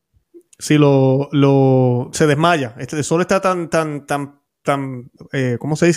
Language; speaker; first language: Spanish; native; Spanish